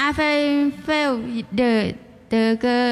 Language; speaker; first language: Chinese; non-native, learner; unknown